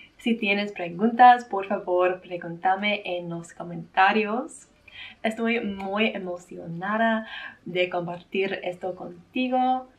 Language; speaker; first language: Spanish; non-native, learner; English